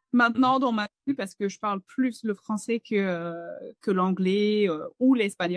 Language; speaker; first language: French; non-native, fluent; English